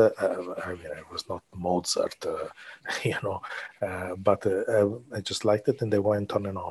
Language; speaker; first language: English; non-native, fluent; Italian